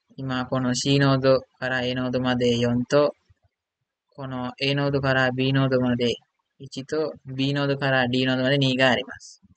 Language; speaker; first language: Japanese; non-native, learner; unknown